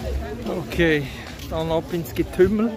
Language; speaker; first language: German; native; German